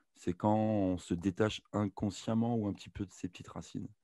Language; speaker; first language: French; native; French